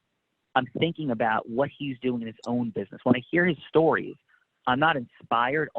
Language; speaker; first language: English; native; English